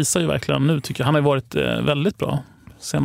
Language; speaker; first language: Swedish; native; Swedish